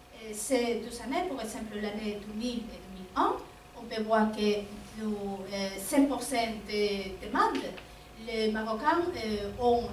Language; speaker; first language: French; non-native, fluent; Spanish